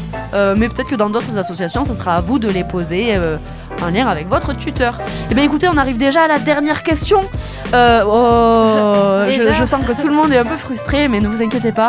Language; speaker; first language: French; native; French